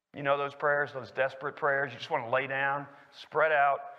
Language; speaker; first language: English; native; English